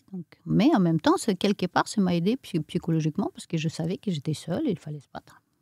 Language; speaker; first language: French; non-native, fluent; Romanian